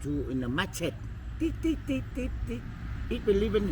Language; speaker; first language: English; non-native, learner; Vietnamese